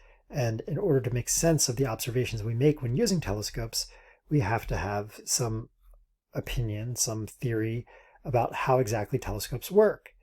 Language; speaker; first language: English; native; English